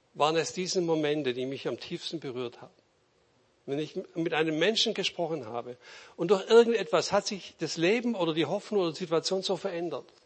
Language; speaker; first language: German; native; German